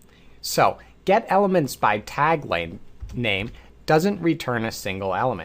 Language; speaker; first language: English; native; English